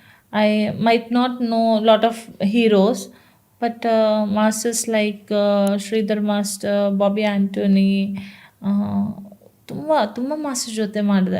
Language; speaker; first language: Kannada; non-native, local second language; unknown